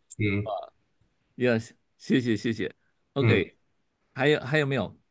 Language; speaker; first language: Chinese; native; Chinese